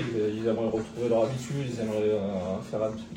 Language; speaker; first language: French; native; French